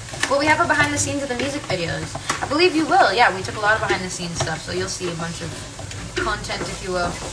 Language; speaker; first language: English; early bilingual, other home language; Italian